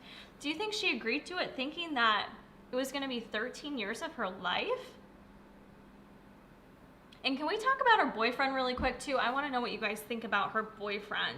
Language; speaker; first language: English; native; English